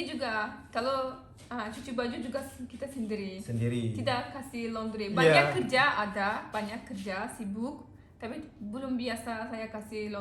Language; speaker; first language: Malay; non-native, learner; Turkish